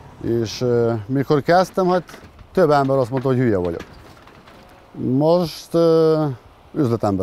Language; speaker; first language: Hungarian; non-native, local second language; Ukrainian